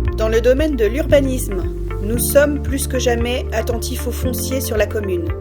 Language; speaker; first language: French; native; French